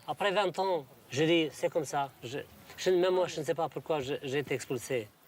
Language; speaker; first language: French; non-native, fluent; Albanian